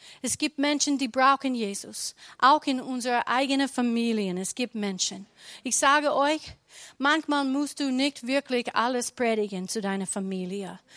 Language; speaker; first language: German; non-native, learner; English